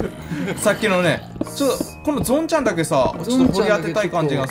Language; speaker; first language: Japanese; native; Japanese